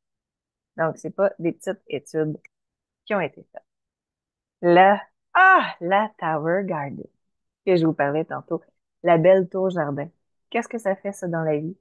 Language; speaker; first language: French; native; French